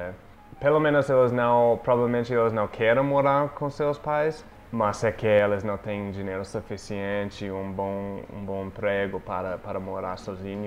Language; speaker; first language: Portuguese; non-native, fluent; English